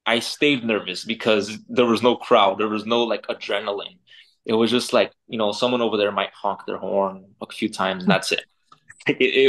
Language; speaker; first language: English; native; English